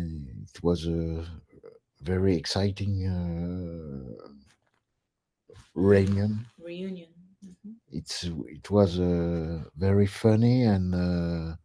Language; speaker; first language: English; non-native, learner; French